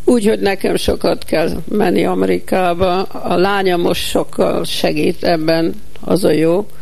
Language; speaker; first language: Hungarian; early bilingual, heritage; Hungarian